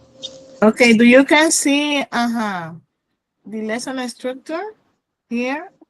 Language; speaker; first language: English; non-native, fluent; Spanish